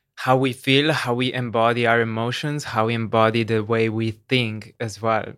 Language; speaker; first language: English; non-native, fluent; Slovenian